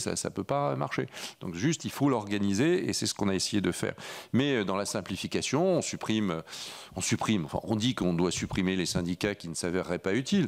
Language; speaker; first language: French; native; French